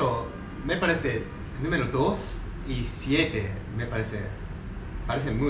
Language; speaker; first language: Spanish; non-native, learner; Japanese